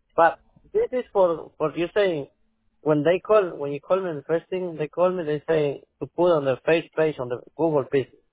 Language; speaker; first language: English; non-native, learner; Spanish